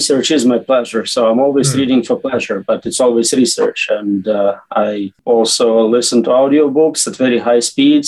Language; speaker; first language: English; native; English